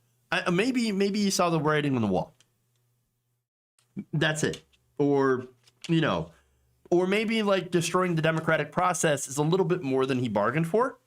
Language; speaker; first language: English; native; English